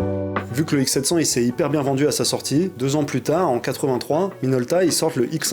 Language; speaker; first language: French; native; French